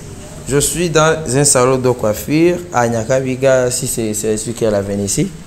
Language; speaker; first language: French; non-native, local second language; Rundi